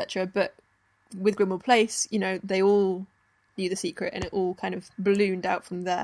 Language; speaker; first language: English; native; English